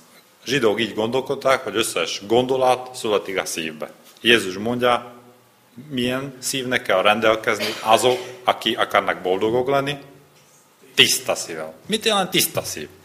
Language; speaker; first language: Hungarian; non-native, learner; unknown